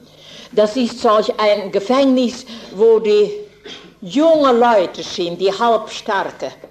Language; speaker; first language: German; non-native, fluent; Dutch